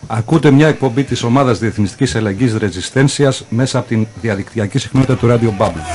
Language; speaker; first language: Greek; native; Greek